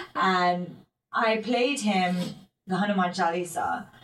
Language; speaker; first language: English; native; English